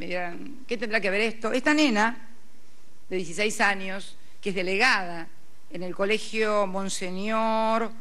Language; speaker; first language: Spanish; native; Spanish